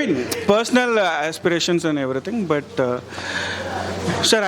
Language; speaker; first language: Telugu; non-native, learner; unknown